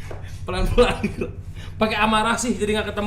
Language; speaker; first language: Indonesian; native; Indonesian